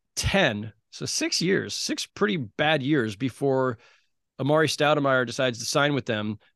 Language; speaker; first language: English; native; English